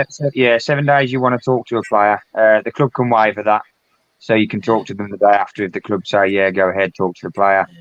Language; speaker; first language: English; native; English